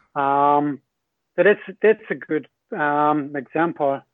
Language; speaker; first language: English; non-native, fluent; Hungarian